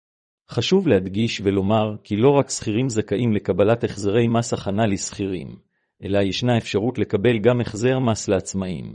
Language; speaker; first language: Hebrew; native; Hebrew